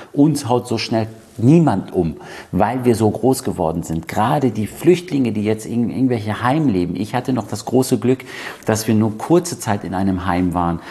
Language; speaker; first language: German; early bilingual, other home language; Persian